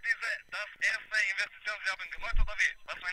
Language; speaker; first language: German; non-native, learner; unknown